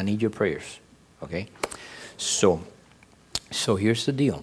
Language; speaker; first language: English; early bilingual, other home language; Spanish